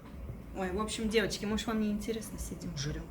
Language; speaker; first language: Russian; native; Russian